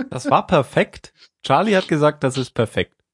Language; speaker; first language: German; native; German